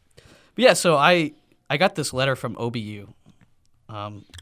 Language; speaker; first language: English; native; English